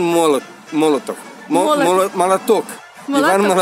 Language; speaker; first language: Russian; non-native, local second language; Romanian